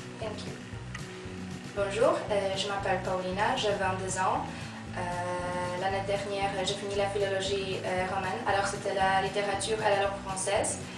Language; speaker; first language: French; non-native, learner; Polish